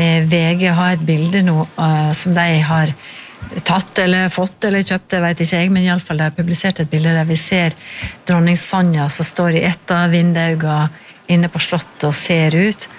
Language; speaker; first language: Norwegian; native; Norwegian